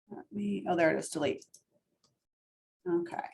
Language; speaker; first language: English; native; English